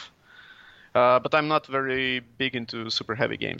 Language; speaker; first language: English; non-native, fluent; Latvian